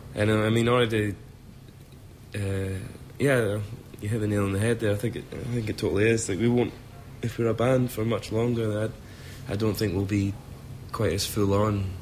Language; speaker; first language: English; native; English